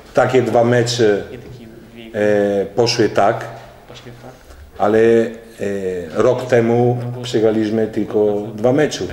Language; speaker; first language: Polish; non-native, learner; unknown